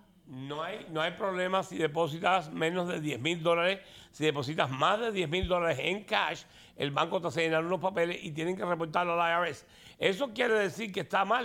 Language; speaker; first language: Spanish; native; Spanish